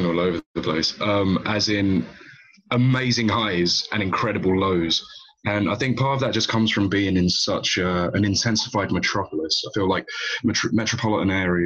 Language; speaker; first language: English; native; English